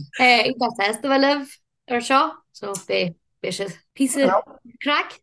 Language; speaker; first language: Irish; native; Irish